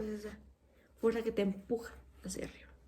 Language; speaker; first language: Spanish; native; Spanish